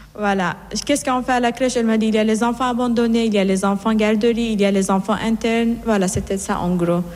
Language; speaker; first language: French; non-native, fluent; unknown